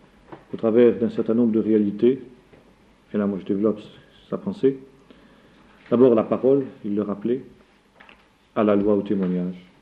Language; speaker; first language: French; native; French